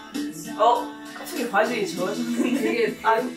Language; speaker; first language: Korean; non-native, fluent; English